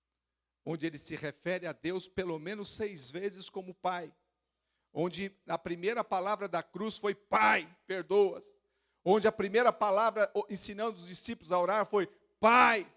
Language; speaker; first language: Portuguese; native; Portuguese